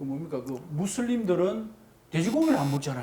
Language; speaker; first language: Korean; native; Korean